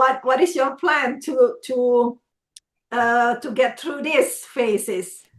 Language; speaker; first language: English; non-native, fluent; Indonesian